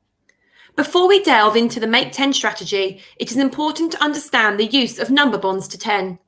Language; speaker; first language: English; native; English